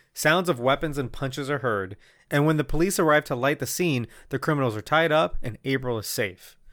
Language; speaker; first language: English; non-native, fluent; Spanish